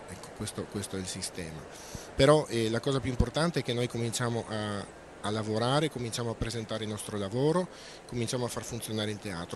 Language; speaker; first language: Italian; native; Italian